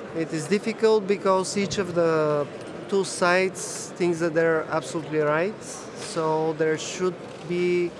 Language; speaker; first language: English; non-native, fluent; Bulgarian